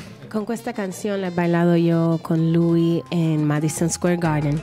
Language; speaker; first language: Italian; non-native, learner; Spanish